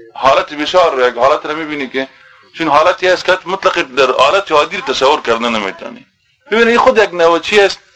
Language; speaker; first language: Persian; native; Persian